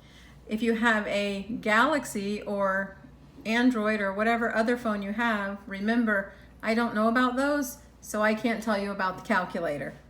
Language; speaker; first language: English; native; English